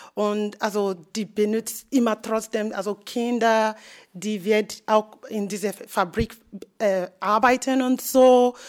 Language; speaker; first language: German; non-native, fluent; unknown